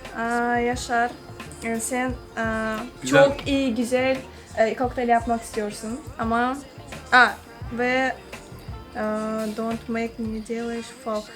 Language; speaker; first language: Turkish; non-native, learner; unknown